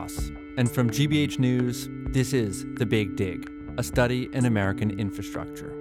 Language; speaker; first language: English; native; English